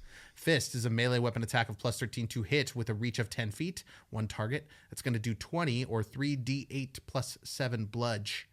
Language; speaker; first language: English; native; English